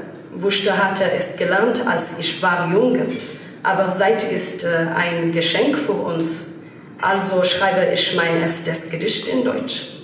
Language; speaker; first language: German; non-native, learner; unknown